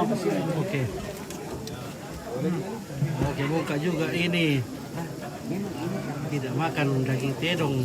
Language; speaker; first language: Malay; non-native, local second language; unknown